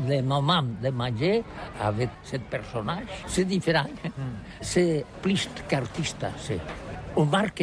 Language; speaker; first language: French; non-native, learner; Catalan